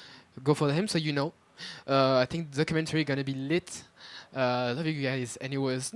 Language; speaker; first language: English; non-native, fluent; French